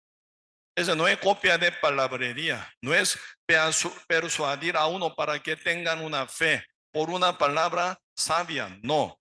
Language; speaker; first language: Spanish; non-native, learner; Korean